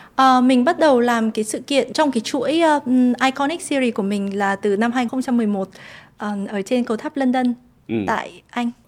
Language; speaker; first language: Vietnamese; early bilingual, heritage; Vietnamese